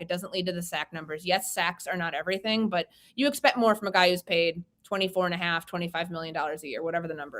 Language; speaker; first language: English; native; English